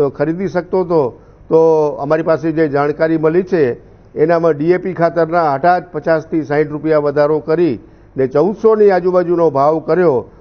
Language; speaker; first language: Gujarati; native; Gujarati